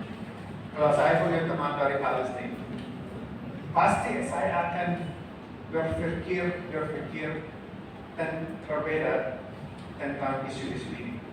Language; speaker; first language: Indonesian; non-native, fluent; English